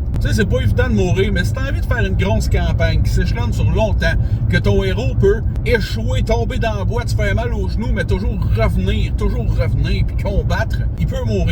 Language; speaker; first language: French; native; French